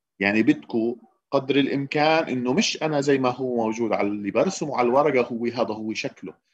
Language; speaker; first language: Arabic; native; Arabic